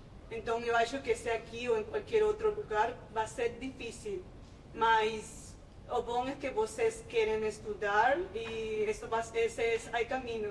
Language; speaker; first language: Portuguese; non-native, fluent; Spanish